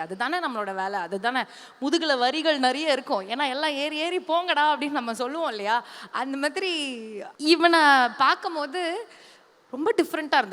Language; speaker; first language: Tamil; native; Tamil